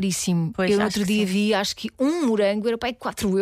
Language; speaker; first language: Portuguese; native; Portuguese